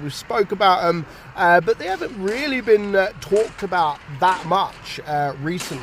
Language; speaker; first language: English; native; English